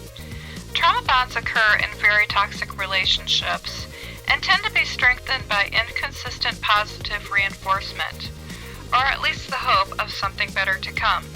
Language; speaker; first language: English; native; English